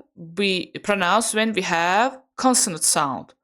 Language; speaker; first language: English; non-native, fluent; Azerbaijani